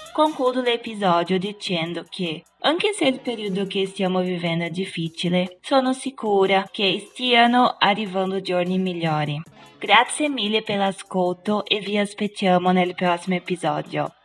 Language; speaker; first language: Italian; non-native, fluent; Portuguese